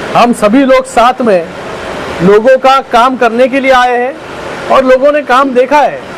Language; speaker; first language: Hindi; non-native, local second language; Marathi